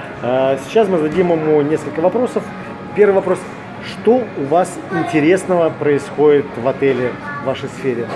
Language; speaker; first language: Russian; native; Russian